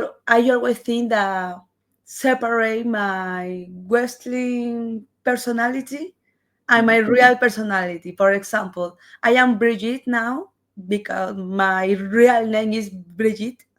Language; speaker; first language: English; non-native, learner; Spanish